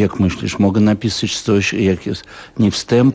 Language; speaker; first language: Polish; non-native, fluent; Russian